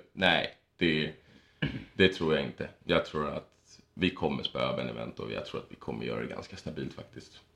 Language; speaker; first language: Swedish; early bilingual, other home language; Spanish